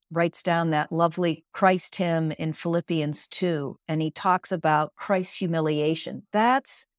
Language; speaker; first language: English; native; English